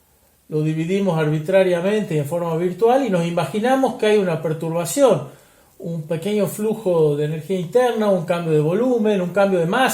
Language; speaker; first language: Spanish; native; Spanish